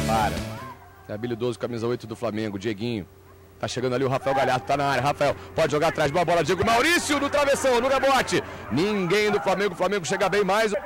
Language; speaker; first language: Portuguese; native; Portuguese